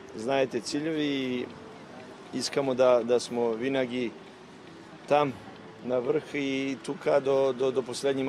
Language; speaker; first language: Bulgarian; non-native, learner; Macedonian